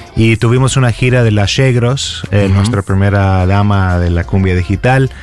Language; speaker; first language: Spanish; non-native, fluent; English